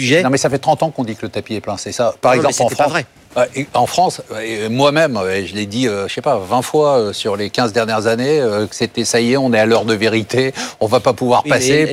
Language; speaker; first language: French; native; French